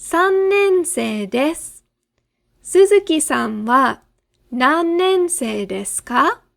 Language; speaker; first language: Japanese; non-native, fluent; English